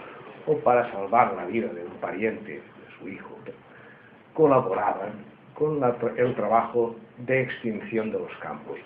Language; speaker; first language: Spanish; native; Spanish